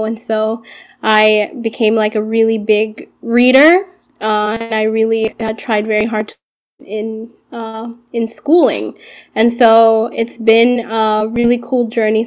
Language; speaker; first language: English; early bilingual, other home language; Arabic